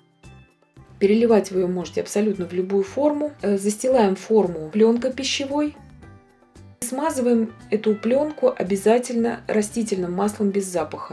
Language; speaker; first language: Russian; native; Russian